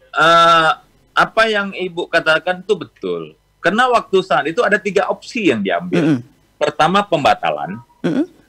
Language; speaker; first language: Indonesian; non-native, local second language; Achinese